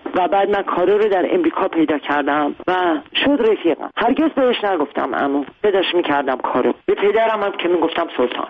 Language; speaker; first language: Persian; non-native, local second language; Armenian